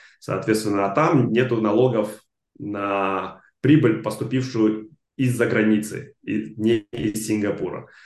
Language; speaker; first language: Russian; non-native, local second language; Armenian